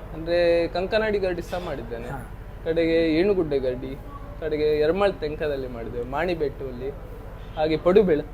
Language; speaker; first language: Kannada; native; Kannada